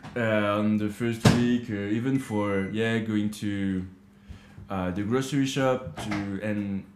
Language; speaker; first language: English; non-native, learner; French